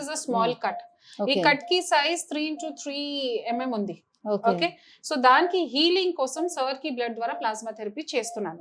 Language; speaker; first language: Telugu; non-native, fluent; Hindi